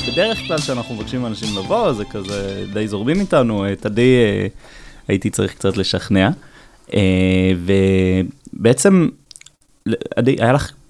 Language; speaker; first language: Hebrew; native; Hebrew